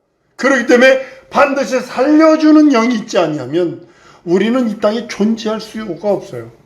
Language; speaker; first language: Korean; native; Korean